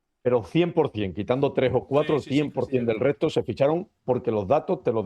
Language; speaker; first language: Spanish; native; Spanish